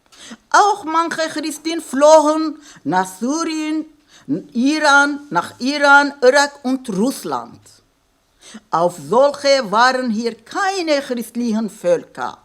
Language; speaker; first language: German; non-native, fluent; Kurdish